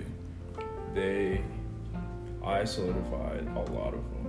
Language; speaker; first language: English; non-native, local second language; Yoruba